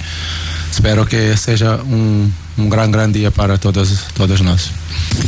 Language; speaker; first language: Spanish; non-native, learner; Portuguese